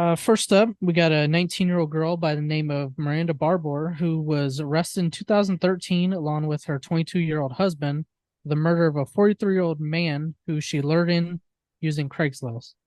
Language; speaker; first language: English; native; English